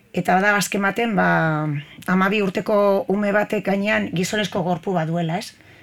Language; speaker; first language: Basque; native; Basque